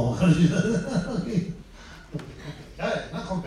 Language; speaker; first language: Russian; non-native, fluent; Tibetan